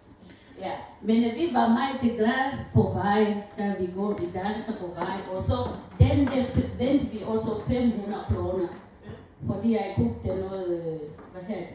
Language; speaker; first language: Danish; non-native, learner; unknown